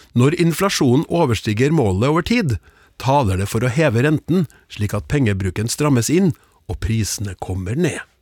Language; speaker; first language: Norwegian; native; Norwegian